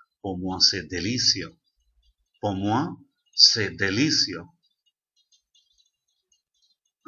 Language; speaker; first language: French; non-native, fluent; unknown